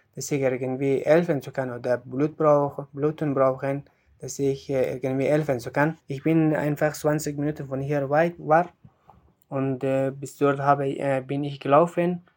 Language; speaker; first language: German; non-native, learner; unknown